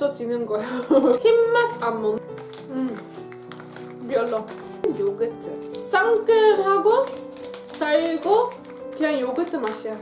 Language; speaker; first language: Korean; non-native, fluent; Dutch